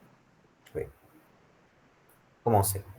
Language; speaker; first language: French; non-native, fluent; Hindi